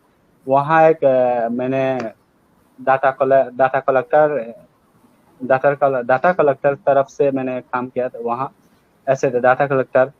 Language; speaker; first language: Hindi; non-native, learner; Rohingya